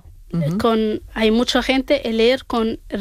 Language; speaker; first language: Spanish; non-native, learner; Arabic